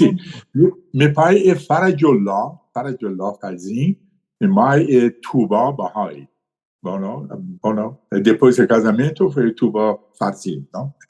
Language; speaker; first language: Portuguese; non-native, learner; Persian